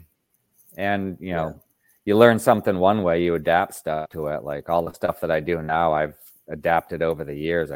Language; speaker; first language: English; native; English